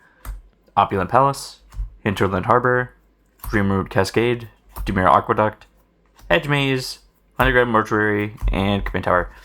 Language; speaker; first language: English; native; English